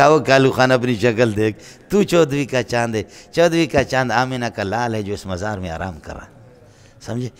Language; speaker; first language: Urdu; non-native, local second language; Brahui